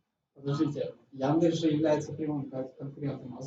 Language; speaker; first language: Russian; native; Russian